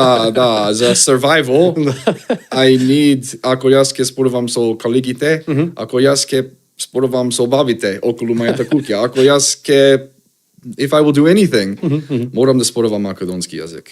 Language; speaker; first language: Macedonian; non-native, learner; English